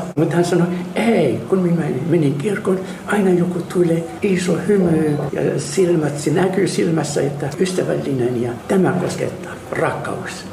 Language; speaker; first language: Finnish; non-native, fluent; Arabic